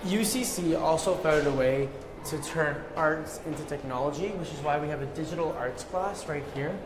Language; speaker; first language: English; native; English